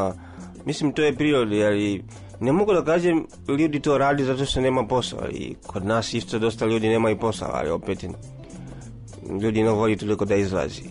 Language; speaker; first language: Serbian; non-native, learner; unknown